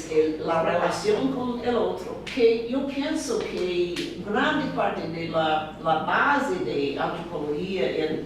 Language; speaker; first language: Spanish; non-native, fluent; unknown